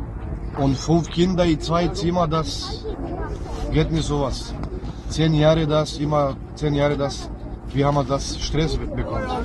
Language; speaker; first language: German; non-native, learner; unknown